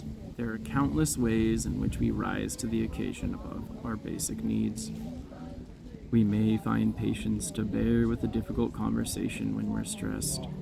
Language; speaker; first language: English; native; English